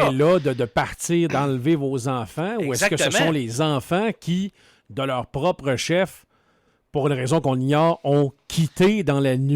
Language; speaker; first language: French; native; French